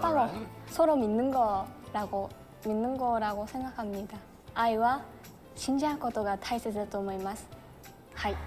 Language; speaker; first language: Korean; non-native, fluent; Japanese